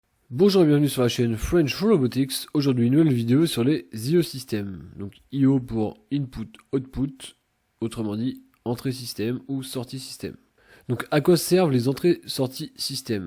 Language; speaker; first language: French; native; French